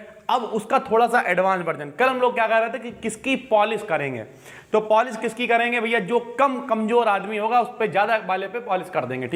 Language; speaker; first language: Hindi; native; Hindi